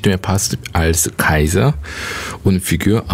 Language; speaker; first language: German; non-native, learner; Korean